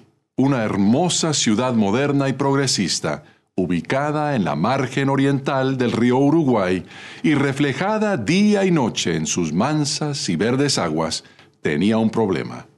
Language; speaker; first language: Spanish; native; Spanish